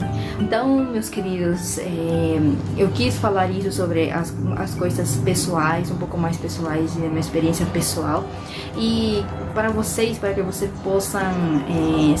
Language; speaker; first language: Portuguese; non-native, fluent; Spanish